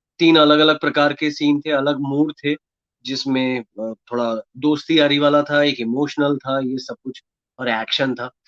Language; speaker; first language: Hindi; non-native, local second language; Gujarati